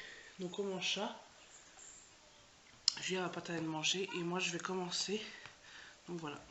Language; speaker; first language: French; native; French